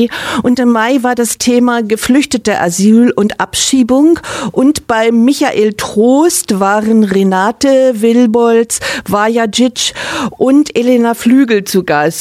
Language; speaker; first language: German; native; German